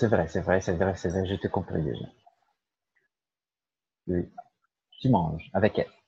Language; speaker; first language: French; non-native, fluent; Portuguese